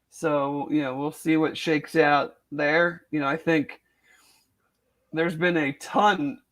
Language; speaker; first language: English; native; English